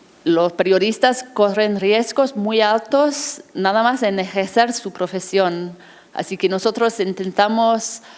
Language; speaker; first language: Spanish; non-native, fluent; English